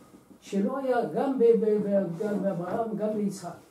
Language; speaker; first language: Hebrew; non-native, fluent; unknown